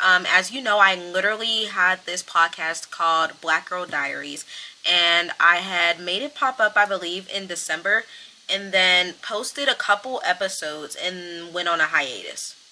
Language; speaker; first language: English; native; English